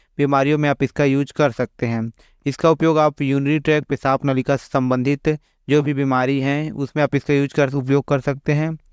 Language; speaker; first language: Hindi; native; Hindi